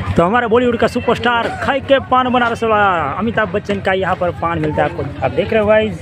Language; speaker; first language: Hindi; non-native, local second language; Gujarati